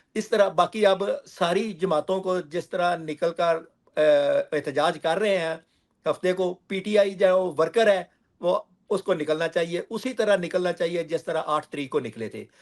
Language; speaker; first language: Urdu; non-native, local second language; Punjabi